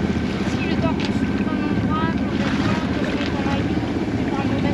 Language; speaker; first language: French; native; French